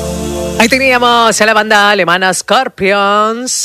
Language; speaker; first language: Spanish; native; Spanish